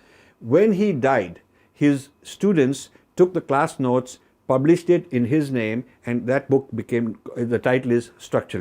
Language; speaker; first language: English; non-native, local second language; Hindi